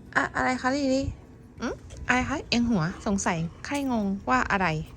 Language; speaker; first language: Thai; native; Thai